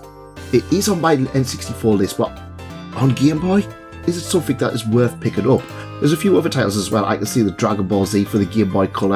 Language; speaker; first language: English; native; English